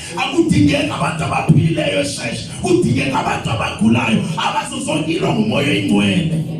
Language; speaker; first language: Zulu; non-native, local second language; Xhosa